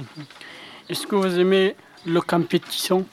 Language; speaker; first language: French; non-native, learner; Pashto